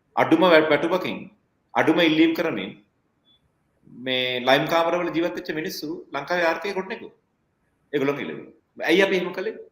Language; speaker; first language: Sinhala; non-native, local second language; Tamil